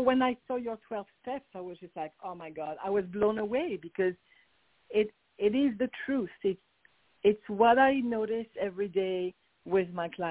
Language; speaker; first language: English; non-native, fluent; French